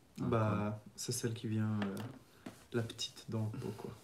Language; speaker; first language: French; native; French